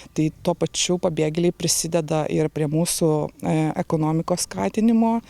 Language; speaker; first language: Lithuanian; native; Lithuanian